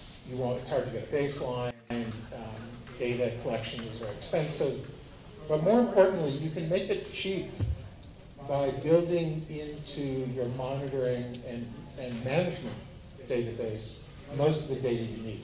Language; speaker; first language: English; native; English